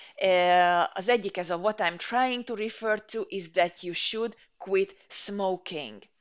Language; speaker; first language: English; non-native, fluent; Hungarian